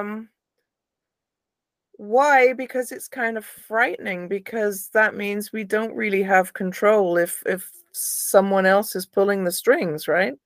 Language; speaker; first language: English; native; English